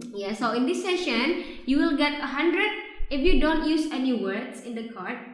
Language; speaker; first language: English; non-native, fluent; Indonesian